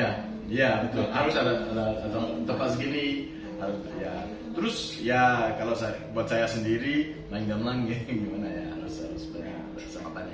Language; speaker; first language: Indonesian; non-native, fluent; French